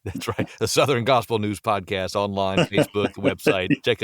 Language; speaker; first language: English; native; English